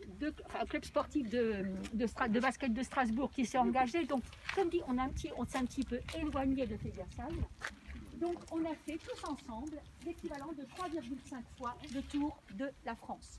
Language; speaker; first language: French; native; French